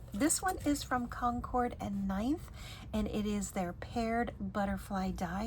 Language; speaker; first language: English; native; English